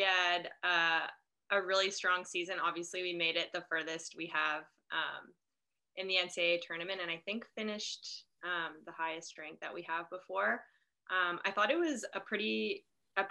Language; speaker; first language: English; native; English